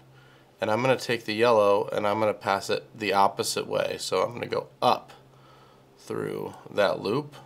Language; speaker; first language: English; native; English